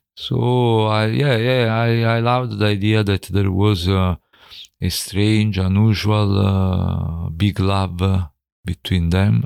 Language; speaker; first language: English; non-native, fluent; Italian